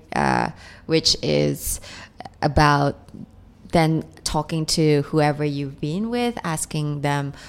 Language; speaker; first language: English; non-native, local second language; Cantonese